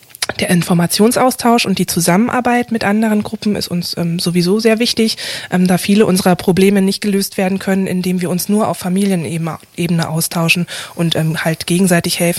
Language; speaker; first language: German; native; German